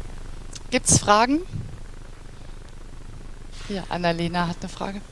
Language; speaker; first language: German; native; German